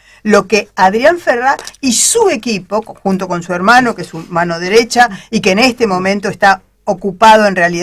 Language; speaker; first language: Spanish; native; Spanish